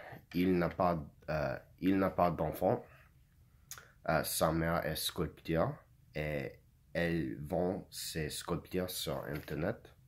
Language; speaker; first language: French; non-native, learner; English